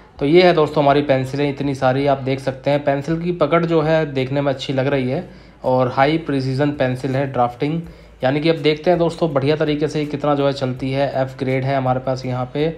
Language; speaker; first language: Hindi; native; Hindi